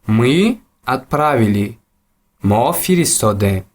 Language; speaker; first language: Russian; non-native, local second language; Tajik